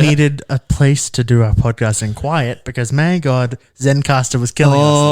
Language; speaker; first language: English; native; English